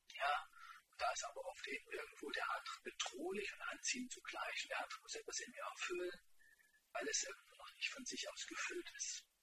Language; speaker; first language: German; native; German